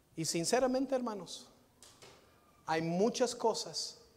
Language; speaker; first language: Spanish; non-native, fluent; English